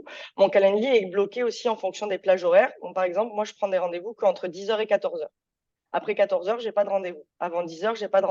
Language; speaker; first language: French; native; French